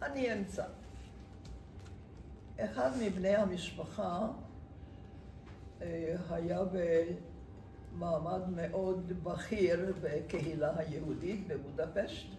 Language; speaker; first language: Hebrew; non-native, fluent; Hungarian